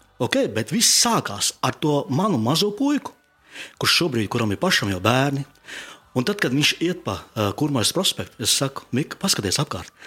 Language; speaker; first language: Latvian; native; Latvian